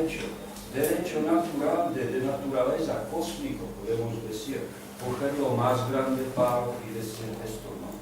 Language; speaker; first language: Spanish; non-native, learner; Czech